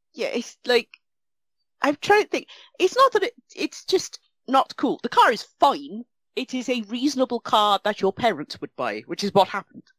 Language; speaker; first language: English; native; English